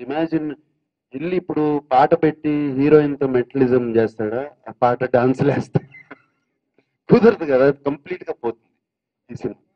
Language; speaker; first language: Telugu; native; Telugu